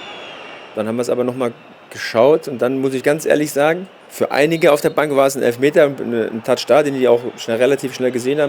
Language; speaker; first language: German; native; German